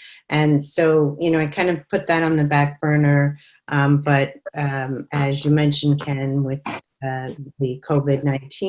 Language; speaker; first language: English; native; English